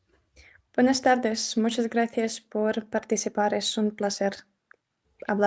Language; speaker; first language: Spanish; non-native, fluent; Ukrainian